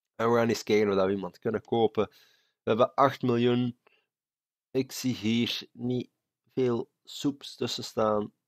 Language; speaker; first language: Dutch; native; Dutch